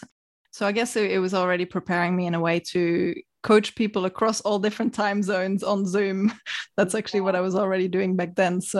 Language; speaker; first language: English; non-native, fluent; Dutch